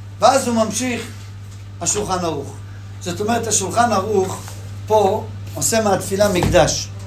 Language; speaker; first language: Hebrew; native; Hebrew